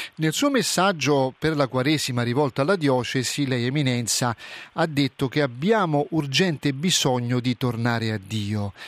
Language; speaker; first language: Italian; native; Italian